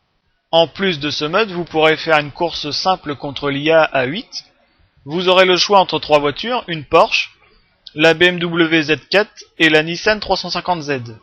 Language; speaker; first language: French; native; French